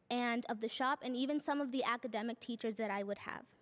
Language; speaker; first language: English; non-native, fluent; Spanish